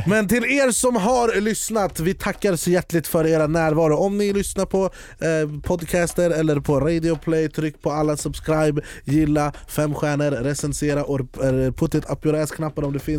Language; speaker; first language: Swedish; native; Swedish